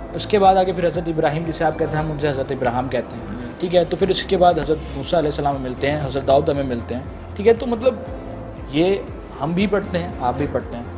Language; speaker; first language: Urdu; native; Urdu